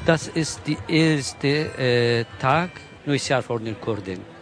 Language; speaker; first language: German; non-native, learner; Kurdish